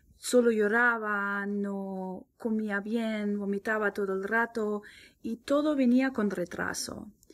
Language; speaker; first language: Spanish; non-native, fluent; German